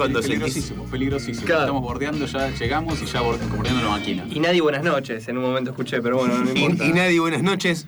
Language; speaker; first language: Spanish; native; Spanish